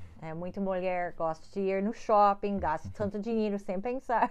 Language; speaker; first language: Portuguese; non-native, learner; English